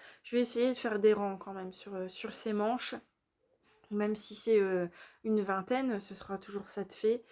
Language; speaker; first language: French; native; French